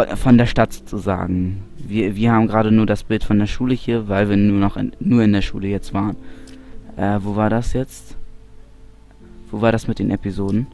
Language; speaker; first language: German; native; German